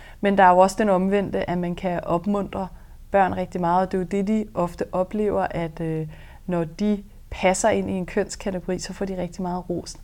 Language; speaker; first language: Danish; native; Danish